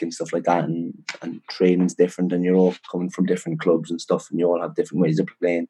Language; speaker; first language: English; native; English